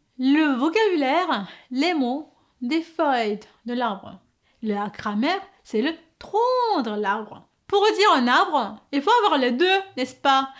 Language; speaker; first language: French; non-native, fluent; Korean